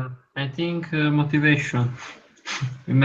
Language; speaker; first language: English; non-native, learner; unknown